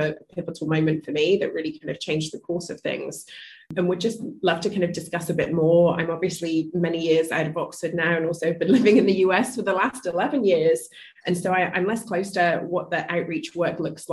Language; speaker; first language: English; native; English